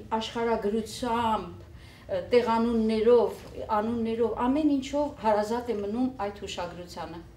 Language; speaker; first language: Armenian; native; Armenian